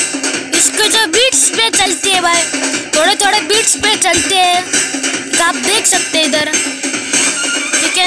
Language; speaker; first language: Hindi; native; Hindi